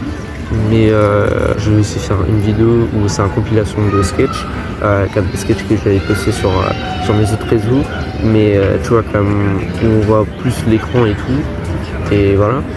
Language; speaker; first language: French; early bilingual, other home language; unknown